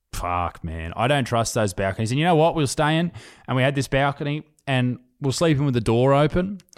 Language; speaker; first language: English; native; English